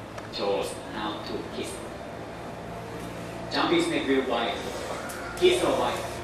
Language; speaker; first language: English; non-native, learner; Thai